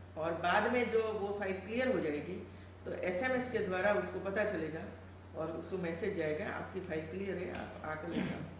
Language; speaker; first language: Hindi; non-native, local second language; Gujarati